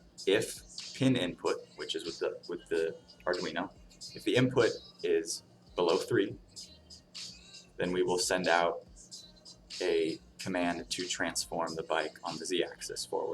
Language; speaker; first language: English; native; English